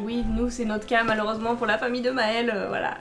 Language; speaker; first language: French; native; French